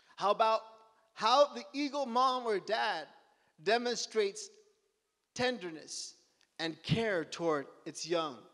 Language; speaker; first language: English; early bilingual, other home language; Spanish